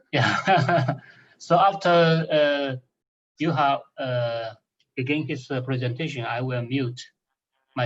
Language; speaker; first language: English; non-native, fluent; Chinese